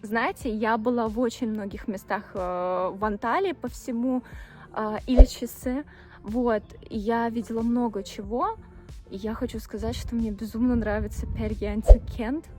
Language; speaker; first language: Russian; native; Russian